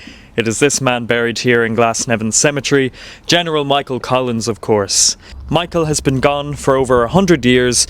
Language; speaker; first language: English; native; English